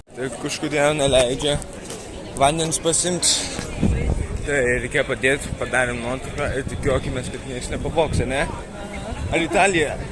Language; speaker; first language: Lithuanian; early bilingual, heritage; Lithuanian